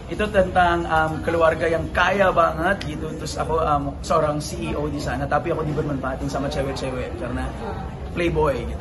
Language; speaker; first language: Indonesian; non-native, fluent; Filipino